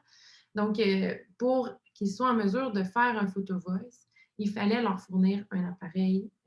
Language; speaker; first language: French; native; French